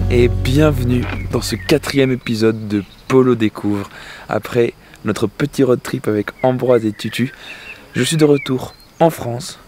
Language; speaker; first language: French; native; French